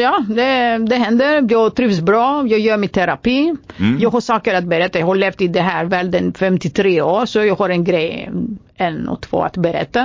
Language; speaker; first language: Swedish; non-native, fluent; Greek